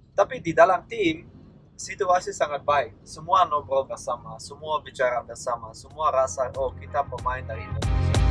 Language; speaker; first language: Indonesian; non-native, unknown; Dutch